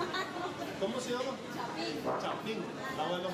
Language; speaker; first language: Spanish; early bilingual, heritage; English